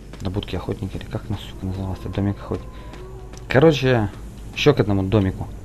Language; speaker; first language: Russian; native; Russian